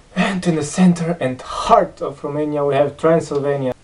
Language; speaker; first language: English; non-native, fluent; Romanian